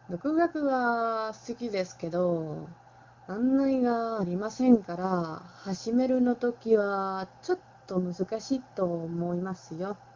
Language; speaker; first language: Japanese; non-native, learner; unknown